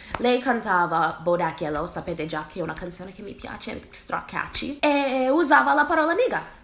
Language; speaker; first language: Italian; non-native, fluent; English